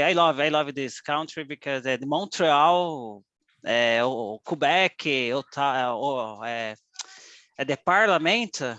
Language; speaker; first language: English; non-native, learner; Portuguese